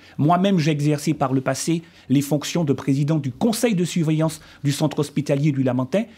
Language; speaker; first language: French; native; French